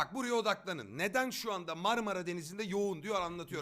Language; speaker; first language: Turkish; native; Turkish